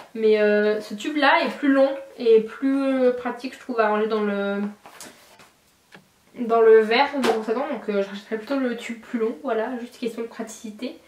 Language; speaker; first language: French; native; French